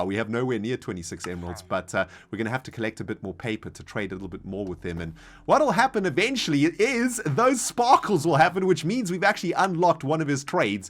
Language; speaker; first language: English; native; English